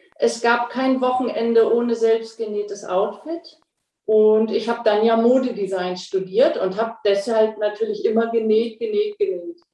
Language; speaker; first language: German; native; German